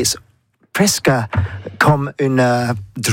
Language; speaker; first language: French; non-native, learner; English